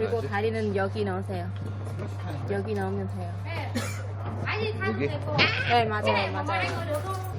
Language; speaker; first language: Korean; non-native, learner; Vietnamese